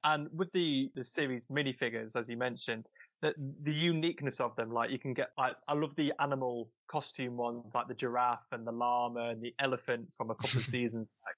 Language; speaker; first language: English; native; English